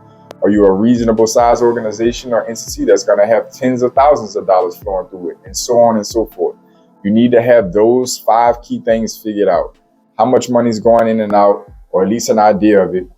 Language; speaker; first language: English; native; English